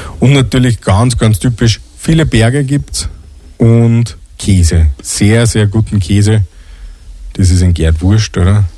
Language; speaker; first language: German; native; German